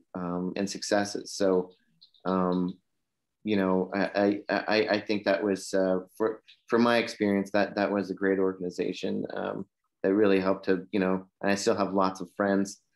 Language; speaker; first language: English; native; English